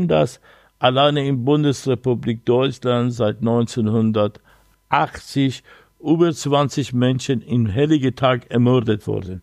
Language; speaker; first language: German; non-native, learner; Persian